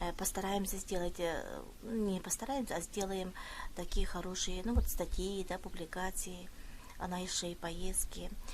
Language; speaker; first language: Russian; non-native, local second language; Yakut